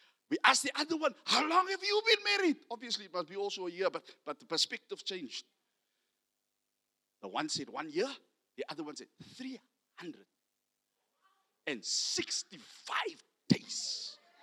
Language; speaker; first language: English; non-native, local second language; Afrikaans